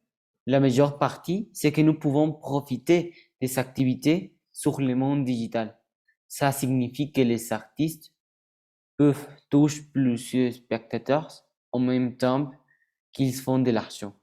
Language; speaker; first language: French; non-native, learner; Spanish